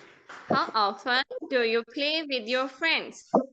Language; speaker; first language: English; non-native, fluent; Urdu